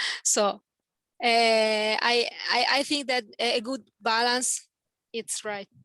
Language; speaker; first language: English; non-native, learner; Italian